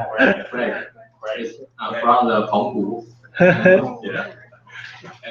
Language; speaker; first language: English; non-native, learner; Chinese